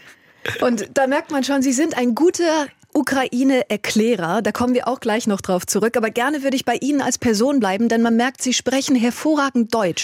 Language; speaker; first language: German; native; German